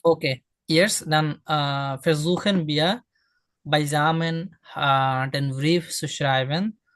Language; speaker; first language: German; non-native, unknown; Bangla